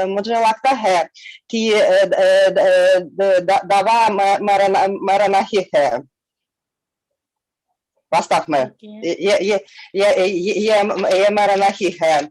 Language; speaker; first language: Hindi; non-native, learner; Russian